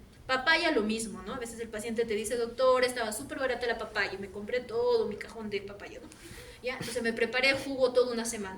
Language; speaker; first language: Spanish; native; Spanish